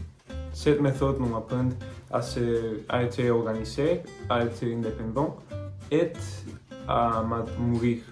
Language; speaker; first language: French; non-native, learner; Spanish